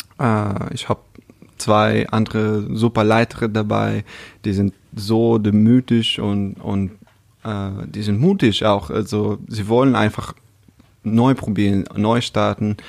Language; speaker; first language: German; non-native, fluent; Russian